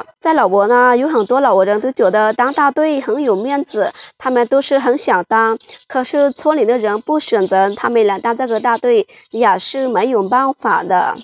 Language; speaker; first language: Chinese; non-native, fluent; Lao